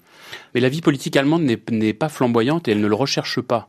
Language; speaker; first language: French; native; French